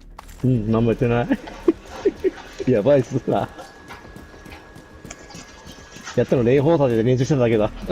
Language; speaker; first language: Japanese; native; Japanese